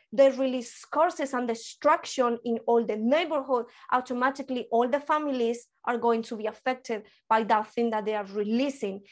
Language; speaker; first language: English; early bilingual, other home language; Spanish